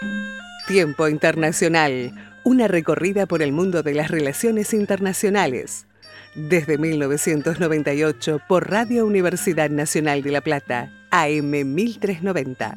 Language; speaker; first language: Spanish; native; Spanish